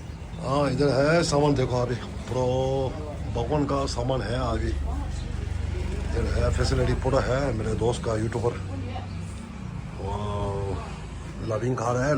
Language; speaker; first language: Hindi; non-native, local second language; Tibetan